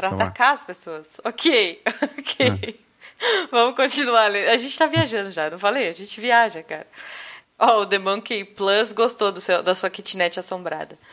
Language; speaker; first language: Portuguese; native; Portuguese